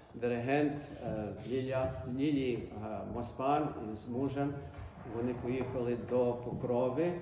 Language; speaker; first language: Ukrainian; early bilingual, heritage; Ukrainian